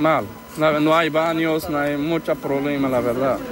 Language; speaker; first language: Spanish; non-native, learner; Arabic